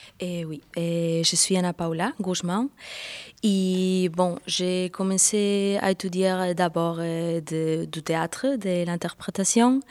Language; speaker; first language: French; non-native, fluent; Spanish